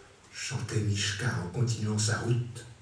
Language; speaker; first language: French; native; French